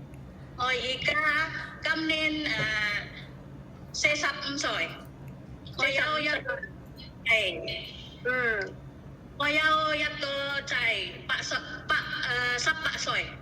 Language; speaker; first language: Cantonese; non-native, learner; Indonesian